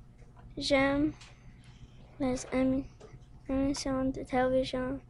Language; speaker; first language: French; non-native, learner; English